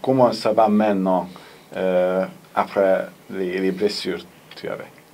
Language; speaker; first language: French; non-native, fluent; Hungarian